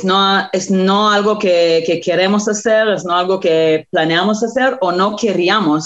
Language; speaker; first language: Spanish; non-native, fluent; Hebrew